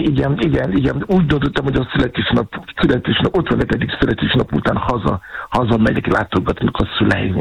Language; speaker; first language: Hungarian; non-native, fluent; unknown